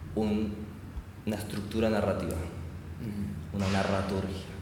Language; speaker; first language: Spanish; native; Spanish